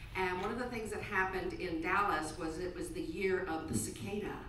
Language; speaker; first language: English; native; English